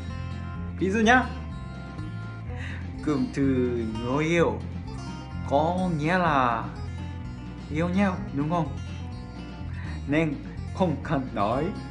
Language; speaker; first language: Vietnamese; non-native, fluent; Japanese